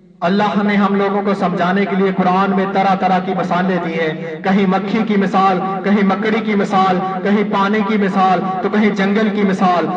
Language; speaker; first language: Urdu; non-native, local second language; Punjabi